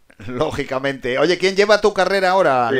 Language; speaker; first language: Spanish; native; Spanish